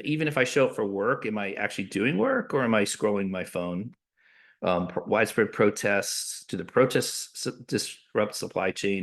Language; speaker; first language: English; native; English